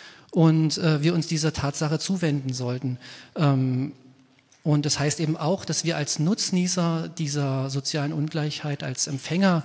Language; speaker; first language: German; native; German